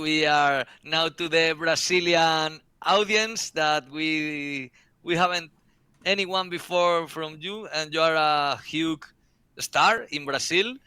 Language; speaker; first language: English; non-native, learner; Spanish